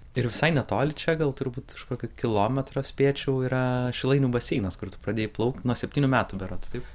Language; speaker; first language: Lithuanian; native; Lithuanian